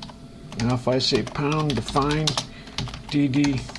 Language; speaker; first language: English; native; English